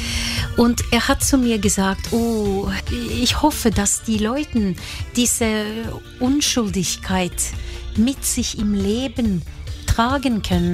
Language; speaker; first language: German; non-native, fluent; Norwegian